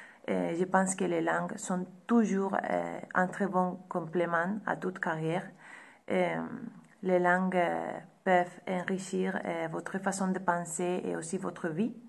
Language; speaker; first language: French; non-native, fluent; Spanish